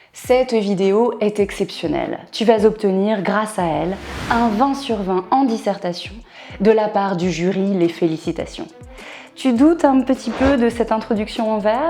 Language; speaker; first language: French; native; French